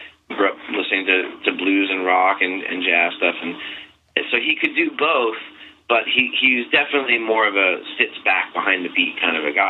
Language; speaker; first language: English; native; English